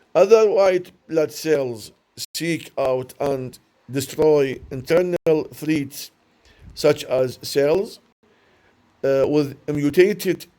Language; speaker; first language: English; non-native, learner; Arabic